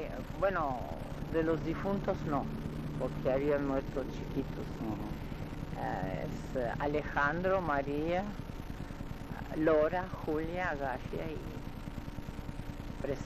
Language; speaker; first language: Spanish; early bilingual, other home language; Russian